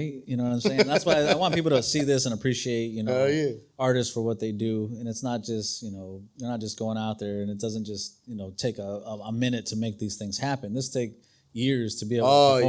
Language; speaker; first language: English; native; English